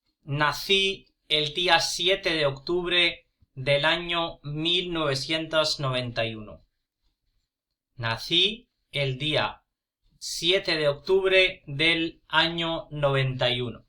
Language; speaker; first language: Spanish; non-native, fluent; Punjabi